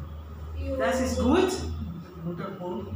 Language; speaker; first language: German; non-native, learner; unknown